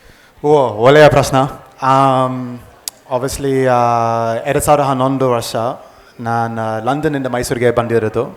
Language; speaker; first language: Kannada; non-native, fluent; English